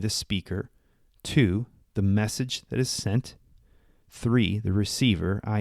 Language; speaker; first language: English; native; English